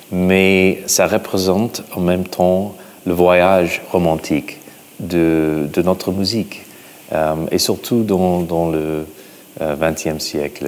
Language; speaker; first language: French; non-native, fluent; English